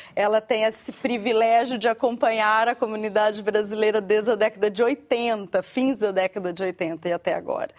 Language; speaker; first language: Portuguese; native; Portuguese